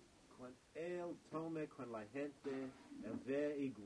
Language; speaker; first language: Spanish; non-native, fluent; English